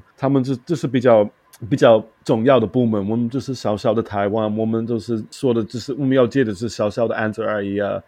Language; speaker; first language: Chinese; non-native, fluent; English